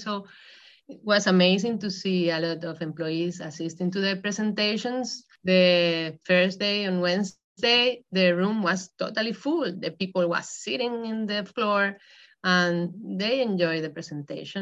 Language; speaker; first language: English; non-native, fluent; Spanish